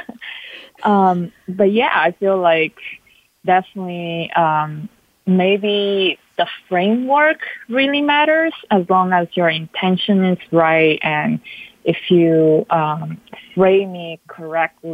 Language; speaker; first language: English; non-native, fluent; Italian